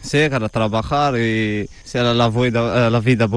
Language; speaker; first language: Spanish; non-native, learner; Arabic